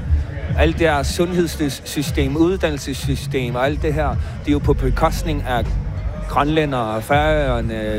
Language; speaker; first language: Danish; non-native, local second language; Kalaallisut